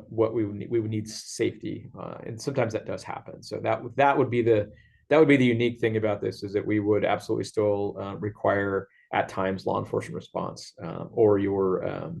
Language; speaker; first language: English; native; English